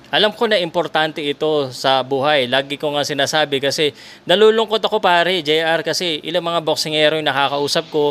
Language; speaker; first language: Filipino; native; Filipino